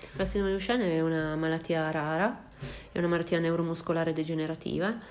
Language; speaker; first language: Italian; native; Italian